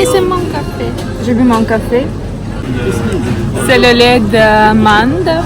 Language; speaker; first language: French; non-native, learner; Russian